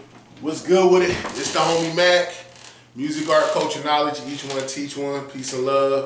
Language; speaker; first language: English; native; English